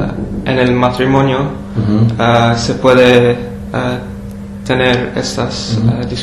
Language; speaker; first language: Spanish; non-native, learner; English